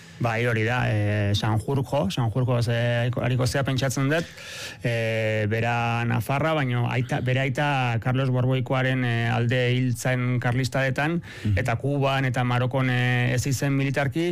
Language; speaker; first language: Basque; native; Basque